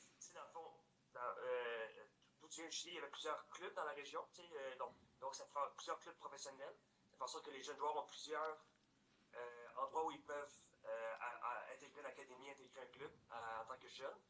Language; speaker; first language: French; native; French